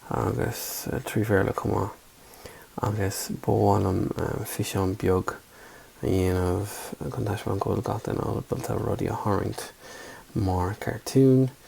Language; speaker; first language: Irish; non-native, local second language; English